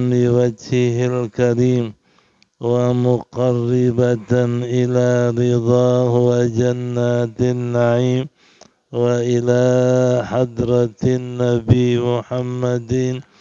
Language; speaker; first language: Arabic; non-native, fluent; Indonesian